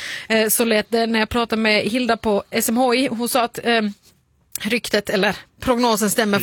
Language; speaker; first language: Swedish; native; Swedish